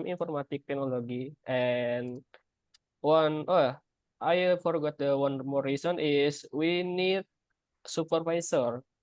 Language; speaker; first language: English; non-native, learner; Indonesian